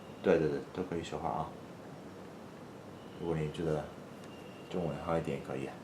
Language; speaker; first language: Chinese; non-native, fluent; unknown